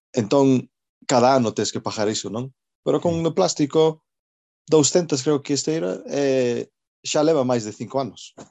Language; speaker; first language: Galician; non-native, local second language; Spanish